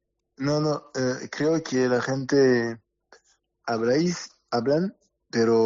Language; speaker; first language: Spanish; non-native, learner; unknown